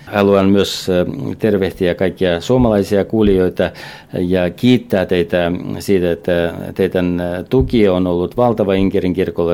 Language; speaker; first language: Finnish; non-native, fluent; Russian